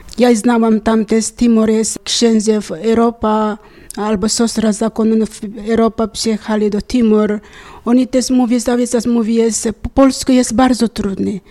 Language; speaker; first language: Polish; non-native, learner; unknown